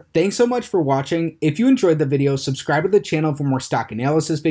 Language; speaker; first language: English; native; English